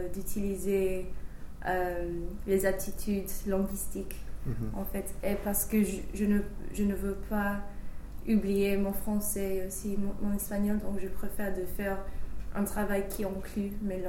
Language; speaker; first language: French; non-native, fluent; English